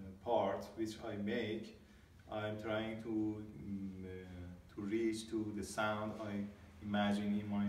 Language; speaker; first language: English; non-native, learner; Persian